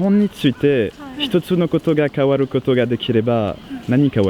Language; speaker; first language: Japanese; non-native, learner; French